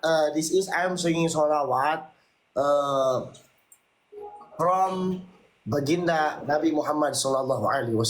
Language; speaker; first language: English; non-native, learner; Sundanese